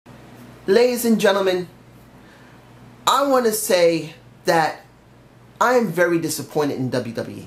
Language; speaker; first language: English; native; English